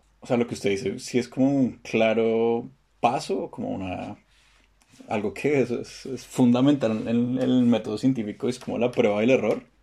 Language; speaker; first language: Spanish; native; Spanish